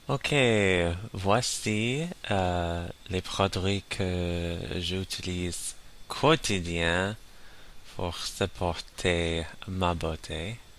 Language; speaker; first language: French; non-native, learner; English